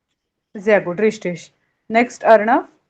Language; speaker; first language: German; non-native, learner; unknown